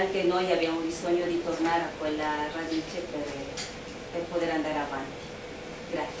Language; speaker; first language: Italian; non-native, fluent; Spanish